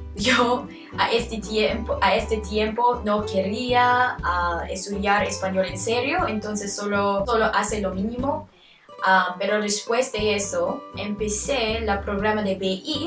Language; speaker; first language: Spanish; non-native, learner; English